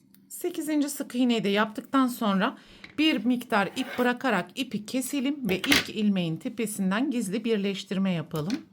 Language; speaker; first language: Turkish; native; Turkish